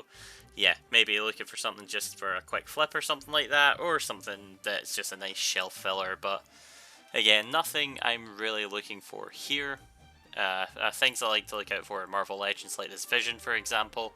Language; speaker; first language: English; native; English